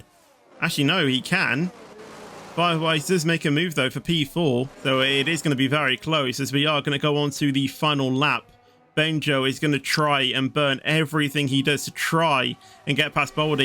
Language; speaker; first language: English; native; English